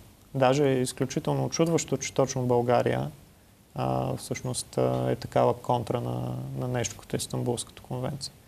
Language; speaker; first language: Bulgarian; native; Bulgarian